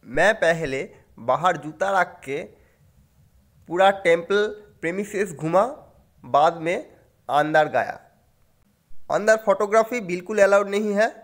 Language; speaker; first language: Hindi; non-native, local second language; Bangla